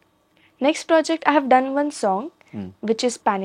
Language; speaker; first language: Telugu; non-native, learner; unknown